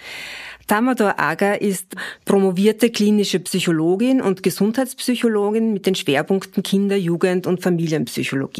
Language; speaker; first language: German; native; German